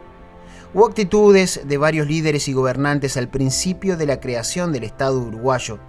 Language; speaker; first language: Spanish; native; Spanish